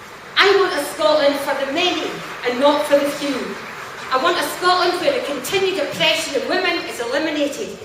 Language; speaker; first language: English; native; English